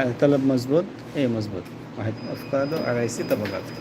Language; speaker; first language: Arabic; non-native, learner; Bangla